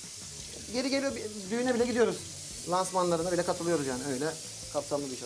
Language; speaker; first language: Turkish; native; Turkish